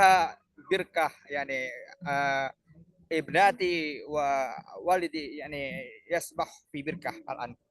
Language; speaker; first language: Arabic; non-native, learner; Indonesian